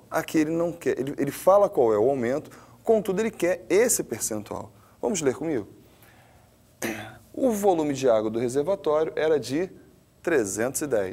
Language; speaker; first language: Portuguese; native; Portuguese